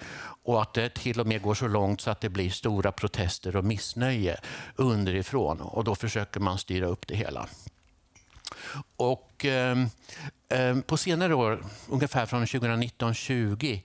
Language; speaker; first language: Swedish; native; Swedish